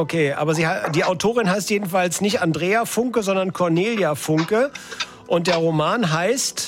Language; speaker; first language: German; native; German